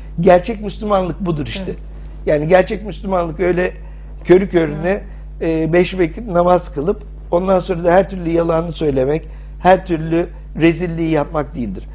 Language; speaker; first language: Turkish; early bilingual, heritage; English